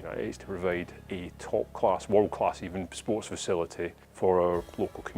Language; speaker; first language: English; native; English